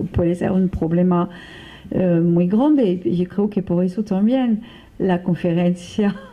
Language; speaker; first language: Spanish; non-native, fluent; French